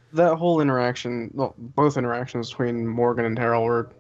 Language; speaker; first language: English; native; English